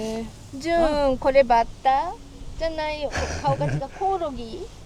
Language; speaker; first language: Japanese; native; Japanese